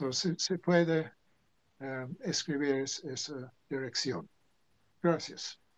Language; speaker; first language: Spanish; non-native, fluent; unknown